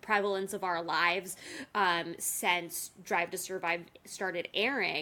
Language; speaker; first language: English; native; English